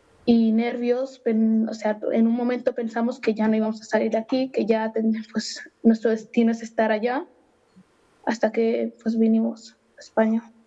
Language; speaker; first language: Spanish; early bilingual, other home language; Arabic